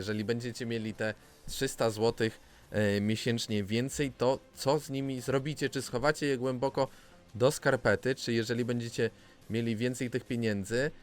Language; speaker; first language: Polish; native; Polish